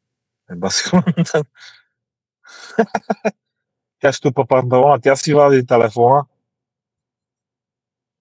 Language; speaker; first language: Bulgarian; native; Bulgarian